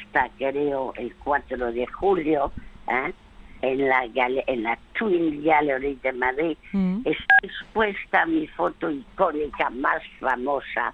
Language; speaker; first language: Spanish; early bilingual, other home language; French